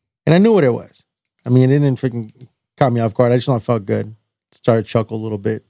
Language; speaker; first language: English; early bilingual, other home language; Spanish